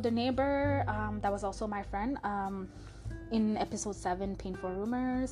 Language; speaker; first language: English; non-native, fluent; French